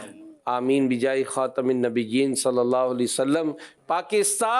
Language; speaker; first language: Urdu; native; Urdu